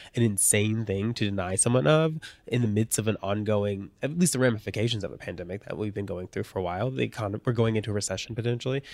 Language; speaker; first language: English; native; English